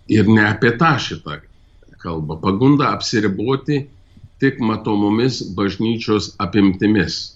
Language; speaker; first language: Lithuanian; early bilingual, heritage; Lithuanian